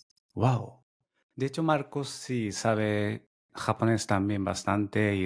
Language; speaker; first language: Spanish; non-native, fluent; Japanese